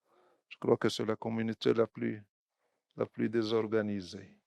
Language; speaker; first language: French; non-native, local second language; Arabic